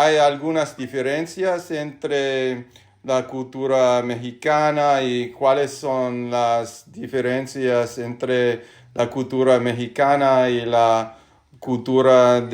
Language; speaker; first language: Spanish; non-native, learner; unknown